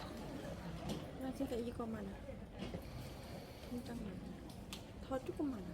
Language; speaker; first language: Korean; non-native, learner; Thai